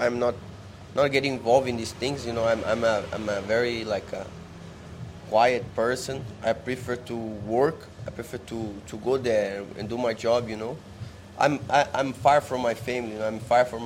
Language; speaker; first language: English; non-native, learner; Portuguese